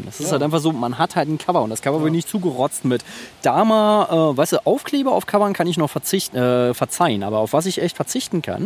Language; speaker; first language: German; native; German